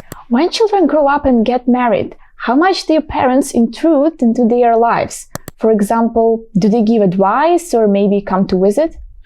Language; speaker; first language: English; non-native, fluent; Ukrainian